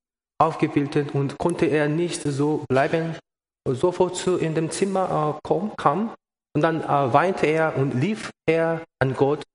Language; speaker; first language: German; non-native, learner; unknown